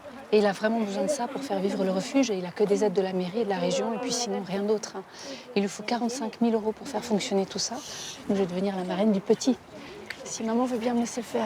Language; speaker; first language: French; native; French